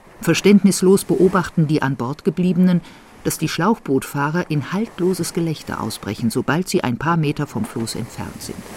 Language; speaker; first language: German; native; German